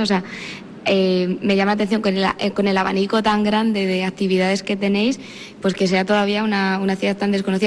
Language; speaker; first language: Spanish; native; Spanish